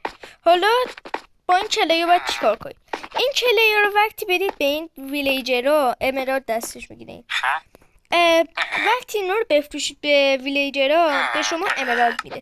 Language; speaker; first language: Persian; native; Persian